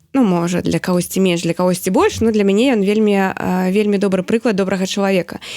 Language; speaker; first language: Belarusian; non-native, local second language; Russian